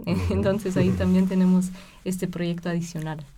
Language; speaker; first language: Spanish; non-native, fluent; German